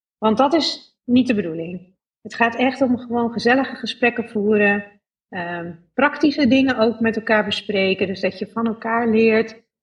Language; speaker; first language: Dutch; native; Dutch